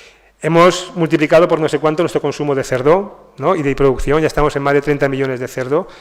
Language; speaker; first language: Spanish; native; Spanish